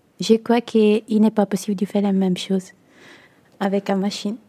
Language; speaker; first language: French; non-native, learner; Italian